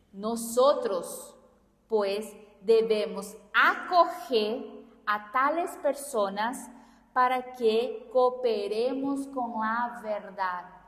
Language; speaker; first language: Spanish; non-native, fluent; Portuguese